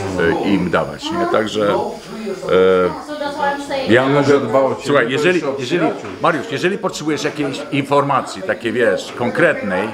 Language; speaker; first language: Polish; early bilingual, heritage; Polish